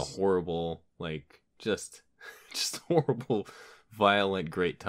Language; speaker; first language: English; native; English